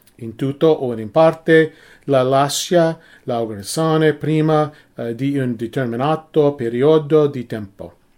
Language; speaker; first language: Italian; non-native, learner; English